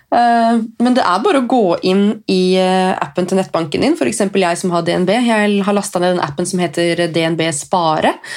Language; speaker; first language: Norwegian; native; Norwegian